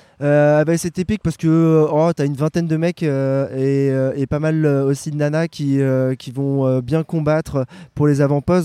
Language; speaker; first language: French; native; French